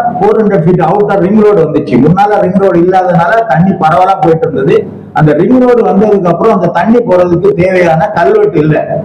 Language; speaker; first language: Tamil; native; Tamil